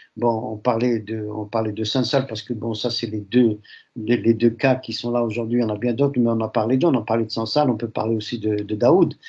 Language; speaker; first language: French; early bilingual, other home language; Arabic